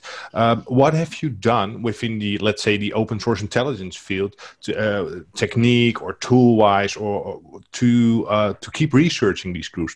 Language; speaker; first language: English; non-native, fluent; Dutch